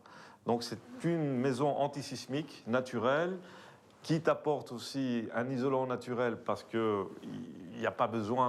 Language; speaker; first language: French; native; French